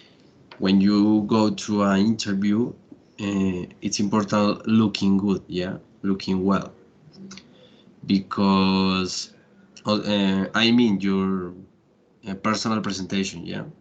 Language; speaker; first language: English; non-native, learner; Spanish